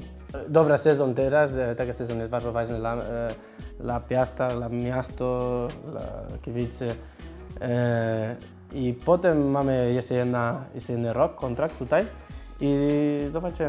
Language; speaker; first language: Polish; non-native, learner; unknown